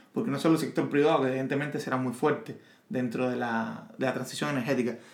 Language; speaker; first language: Spanish; native; Spanish